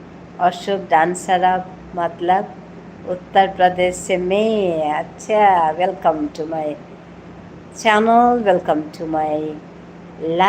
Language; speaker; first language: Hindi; non-native, local second language; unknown